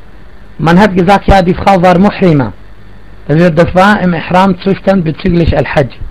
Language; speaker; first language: German; non-native, fluent; Arabic